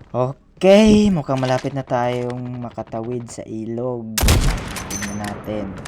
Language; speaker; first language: Filipino; non-native, local second language; Cebuano